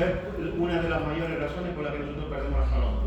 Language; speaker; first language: Spanish; native; Spanish